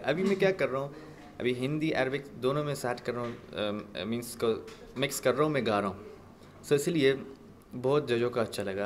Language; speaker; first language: Hindi; non-native, fluent; Arabic